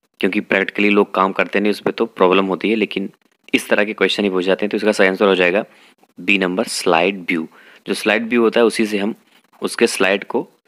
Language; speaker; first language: Hindi; native; Hindi